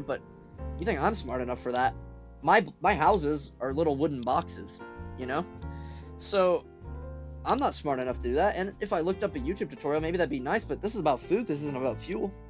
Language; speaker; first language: English; native; English